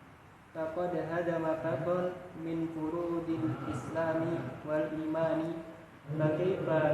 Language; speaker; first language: Arabic; non-native, learner; Indonesian